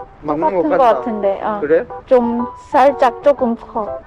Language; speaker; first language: Korean; non-native, learner; Khmer